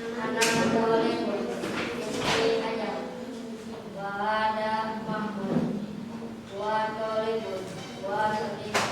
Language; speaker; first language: Arabic; non-native, learner; Indonesian